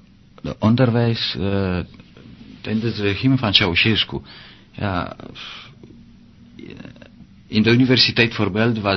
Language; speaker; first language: Dutch; non-native, learner; Romanian